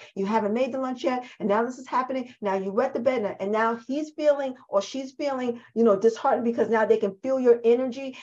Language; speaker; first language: English; native; English